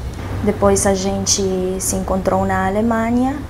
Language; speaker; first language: Portuguese; non-native, fluent; Romanian